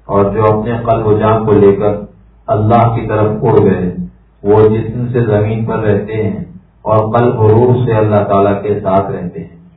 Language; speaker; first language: Urdu; native; Urdu